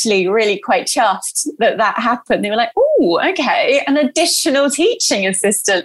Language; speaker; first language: English; early bilingual, other home language; Portuguese